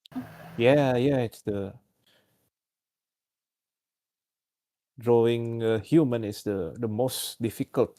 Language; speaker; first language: English; non-native, learner; Indonesian